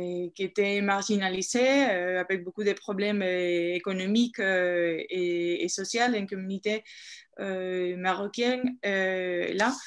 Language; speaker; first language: French; non-native, fluent; Spanish